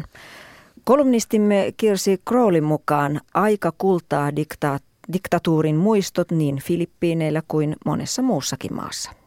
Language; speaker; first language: Finnish; native; Finnish